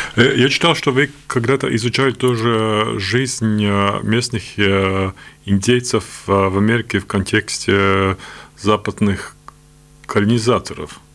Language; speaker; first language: Russian; non-native, local second language; Latvian